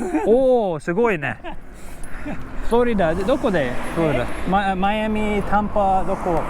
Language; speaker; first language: Japanese; non-native, learner; English